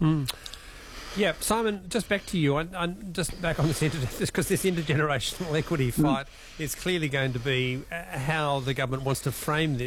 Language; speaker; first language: English; native; English